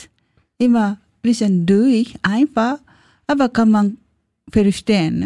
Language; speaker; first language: German; non-native, learner; Japanese